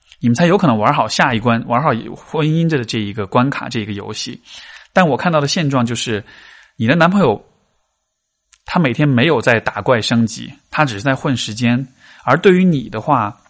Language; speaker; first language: Chinese; native; Chinese